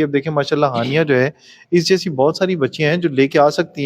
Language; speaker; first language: Urdu; native; Urdu